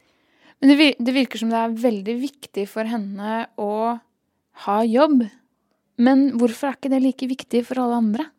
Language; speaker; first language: Norwegian; native; Norwegian